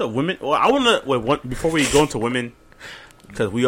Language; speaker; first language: English; native; English